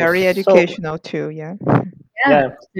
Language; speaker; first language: English; non-native, fluent; Portuguese